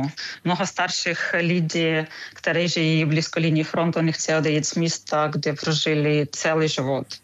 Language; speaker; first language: Czech; non-native, learner; Ukrainian